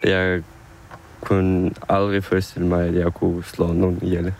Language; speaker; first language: Danish; non-native, fluent; Ukrainian